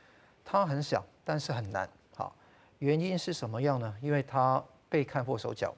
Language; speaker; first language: Chinese; non-native, local second language; Cantonese